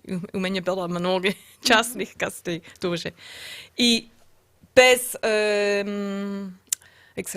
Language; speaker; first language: Russian; non-native, learner; English